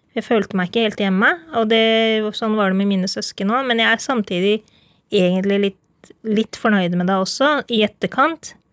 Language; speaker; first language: Norwegian; early bilingual, other home language; Urdu